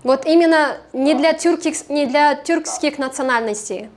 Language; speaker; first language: Russian; non-native, local second language; Kazakh